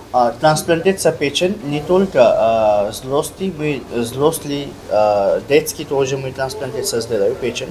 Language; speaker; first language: Russian; non-native, learner; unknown